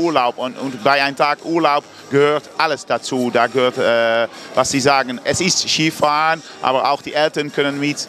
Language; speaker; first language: German; non-native, learner; Dutch